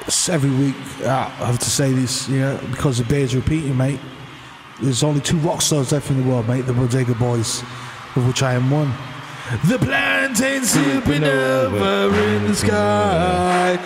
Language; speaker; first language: English; early bilingual, other home language; Spanish